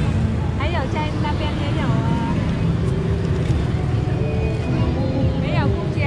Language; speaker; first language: Chinese; non-native, learner; Vietnamese